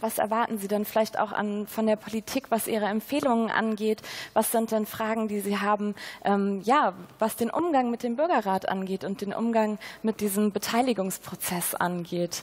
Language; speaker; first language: German; native; German